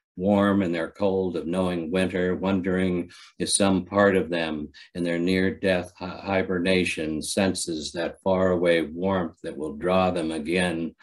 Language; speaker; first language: English; native; English